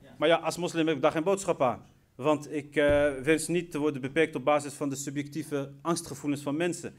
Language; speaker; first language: Dutch; early bilingual, other home language; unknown